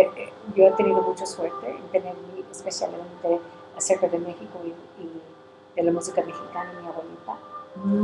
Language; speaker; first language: Spanish; early bilingual, heritage; English